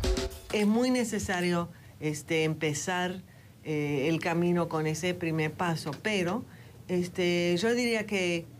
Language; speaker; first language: Spanish; non-native, fluent; English